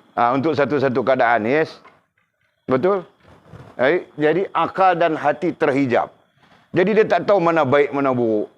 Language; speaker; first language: Malay; native; Malay